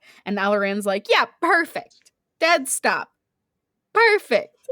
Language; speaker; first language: English; native; English